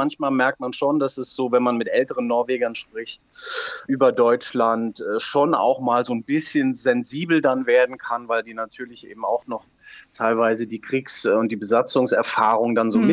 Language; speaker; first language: German; native; German